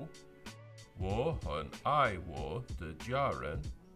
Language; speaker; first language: Chinese; non-native, learner; English